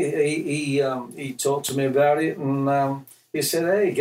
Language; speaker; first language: English; native; English